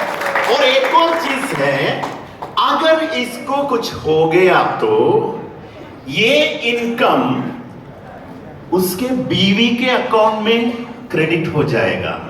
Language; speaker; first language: Hindi; non-native, learner; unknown